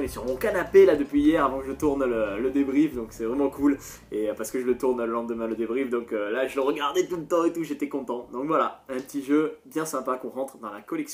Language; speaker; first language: French; native; French